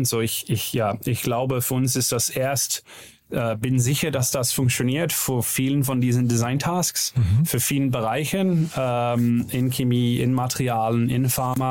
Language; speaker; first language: German; non-native, learner; Dutch